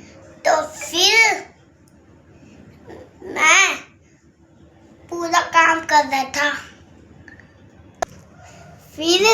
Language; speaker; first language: Hindi; native; Hindi